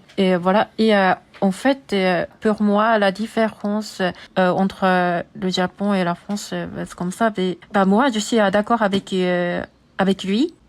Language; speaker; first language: French; non-native, learner; Japanese